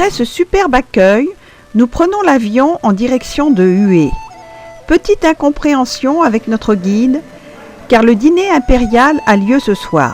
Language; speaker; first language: French; native; French